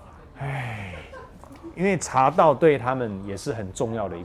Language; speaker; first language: Chinese; native; Chinese